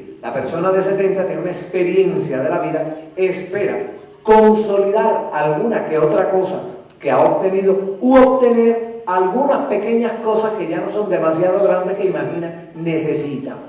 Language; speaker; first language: Spanish; native; Spanish